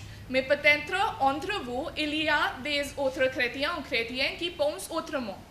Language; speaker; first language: French; non-native, fluent; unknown